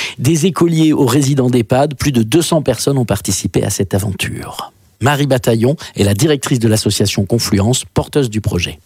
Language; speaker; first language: French; native; French